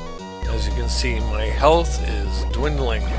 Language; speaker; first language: English; native; English